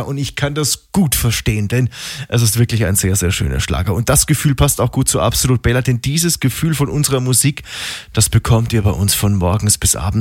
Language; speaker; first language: German; native; German